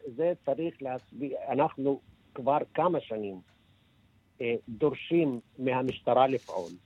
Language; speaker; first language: Hebrew; non-native, local second language; Arabic